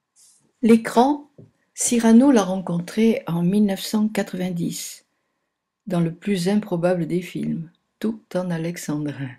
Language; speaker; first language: French; native; French